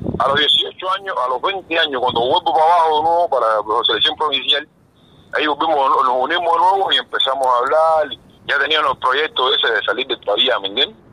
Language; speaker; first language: Spanish; native; Spanish